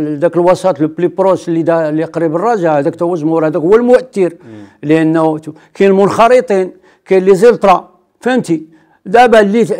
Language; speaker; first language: Arabic; native; Arabic